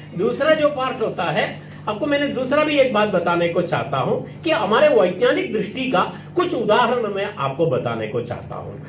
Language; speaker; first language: Hindi; non-native, local second language; Malayalam